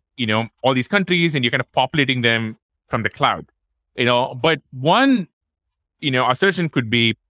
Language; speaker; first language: English; non-native, local second language; Tamil